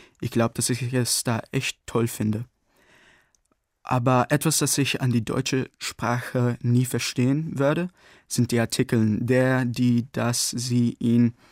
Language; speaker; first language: German; non-native, learner; English